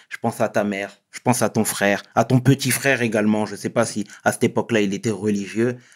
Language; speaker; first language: French; native; French